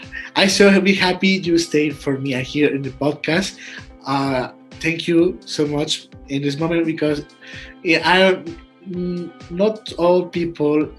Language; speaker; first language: English; non-native, learner; Spanish